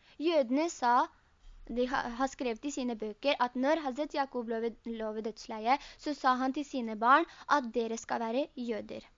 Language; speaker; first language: Norwegian; early bilingual, other home language; Urdu